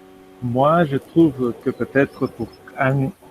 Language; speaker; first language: French; non-native, fluent; Spanish